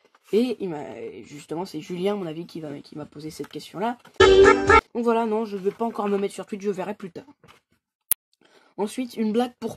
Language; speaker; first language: French; native; French